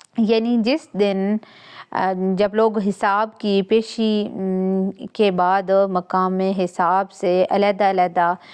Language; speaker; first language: Urdu; non-native, local second language; Punjabi